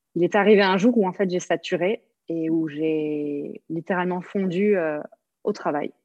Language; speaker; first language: French; native; French